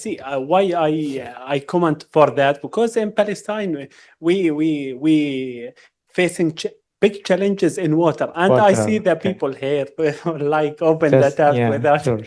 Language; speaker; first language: English; non-native, learner; Arabic